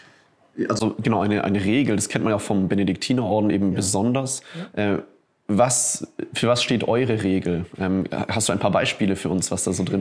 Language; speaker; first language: German; native; German